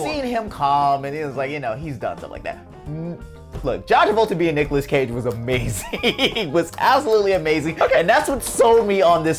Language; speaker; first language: English; native; English